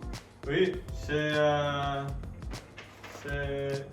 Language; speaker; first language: French; non-native, learner; English